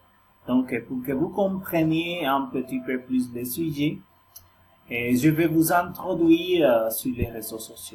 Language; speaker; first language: French; non-native, learner; Spanish